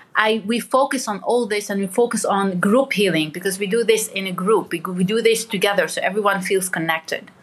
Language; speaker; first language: English; non-native, fluent; Arabic